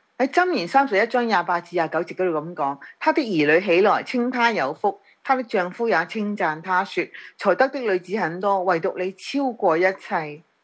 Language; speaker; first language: Chinese; non-native, local second language; Cantonese